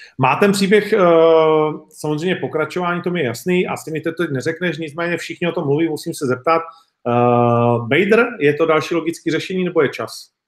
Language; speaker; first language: Czech; native; Czech